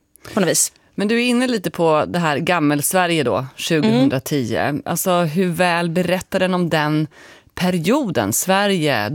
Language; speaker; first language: Swedish; native; Swedish